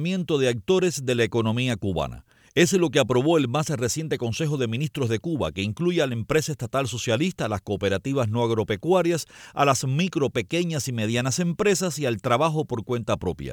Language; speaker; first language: Spanish; native; Spanish